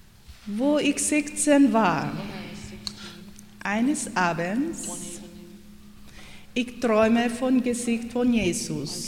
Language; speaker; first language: German; non-native, learner; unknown